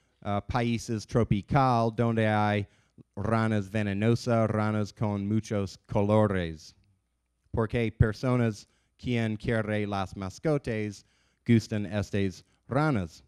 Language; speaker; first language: Spanish; non-native, learner; English